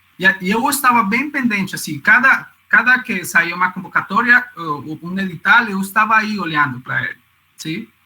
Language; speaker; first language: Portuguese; non-native, fluent; Spanish